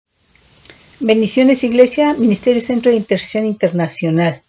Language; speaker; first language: Spanish; native; Spanish